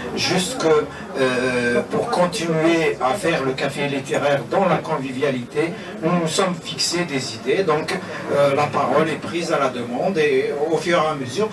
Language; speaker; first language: French; non-native, local second language; Kabyle